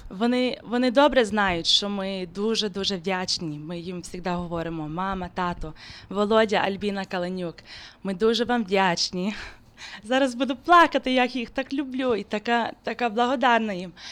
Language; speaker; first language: Ukrainian; early bilingual, heritage; Ukrainian